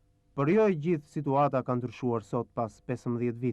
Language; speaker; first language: Albanian; native; Albanian